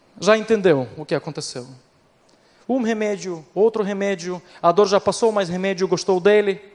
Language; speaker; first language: Portuguese; non-native, fluent; Ukrainian